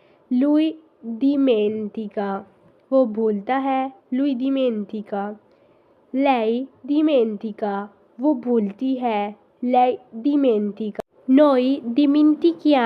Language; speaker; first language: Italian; non-native, fluent; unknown